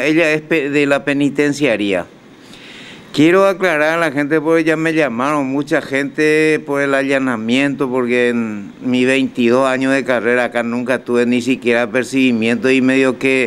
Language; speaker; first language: Spanish; native; Spanish